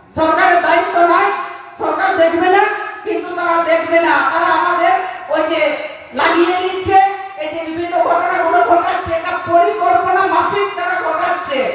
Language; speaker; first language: Bangla; non-native, local second language; Santali